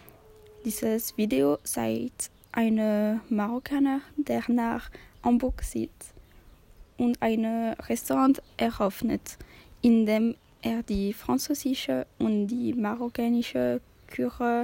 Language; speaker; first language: German; non-native, learner; French